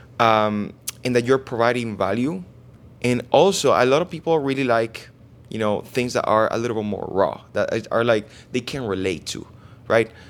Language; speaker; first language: English; non-native, fluent; Spanish